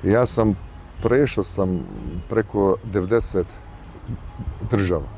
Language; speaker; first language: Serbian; early bilingual, heritage; Bosnian